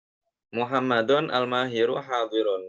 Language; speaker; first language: Arabic; non-native, fluent; Indonesian